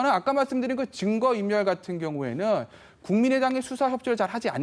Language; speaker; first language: Korean; native; Korean